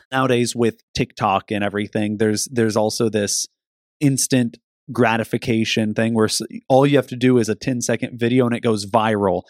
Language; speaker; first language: English; native; English